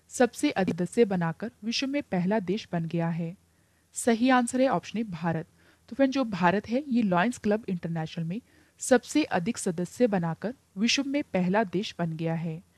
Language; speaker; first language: Hindi; native; Hindi